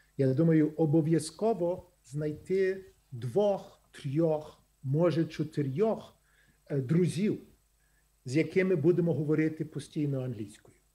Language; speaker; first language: Ukrainian; early bilingual, heritage; Ukrainian